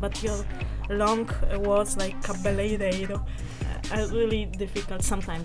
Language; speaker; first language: English; non-native, learner; Polish